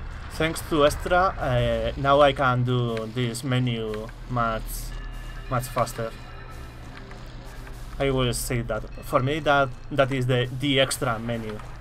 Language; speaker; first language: English; non-native, fluent; Spanish